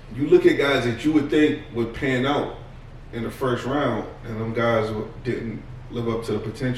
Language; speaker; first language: English; native; English